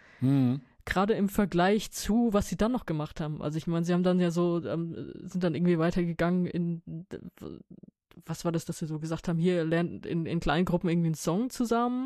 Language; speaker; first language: German; native; German